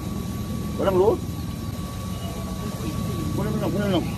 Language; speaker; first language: Filipino; non-native, fluent; Korean